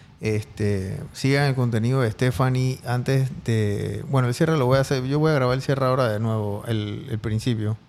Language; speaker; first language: Spanish; native; Spanish